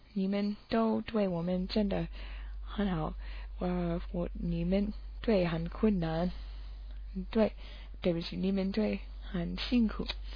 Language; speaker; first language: Chinese; non-native, learner; English